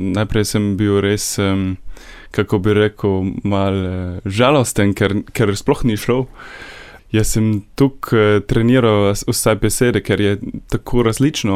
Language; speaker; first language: Slovenian; non-native, learner; German